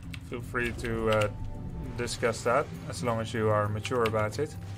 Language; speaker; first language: English; non-native, fluent; Dutch